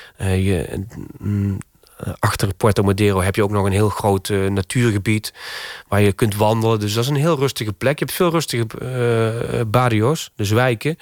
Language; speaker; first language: Dutch; native; Dutch